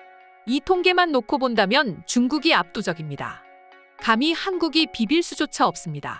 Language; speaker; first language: Korean; native; Korean